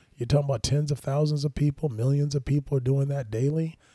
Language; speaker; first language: English; native; English